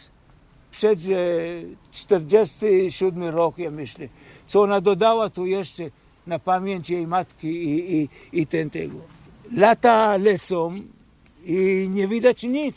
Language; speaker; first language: Polish; early bilingual, heritage; Polish